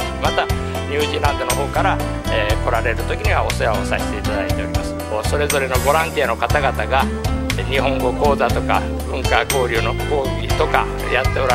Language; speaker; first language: Japanese; native; Japanese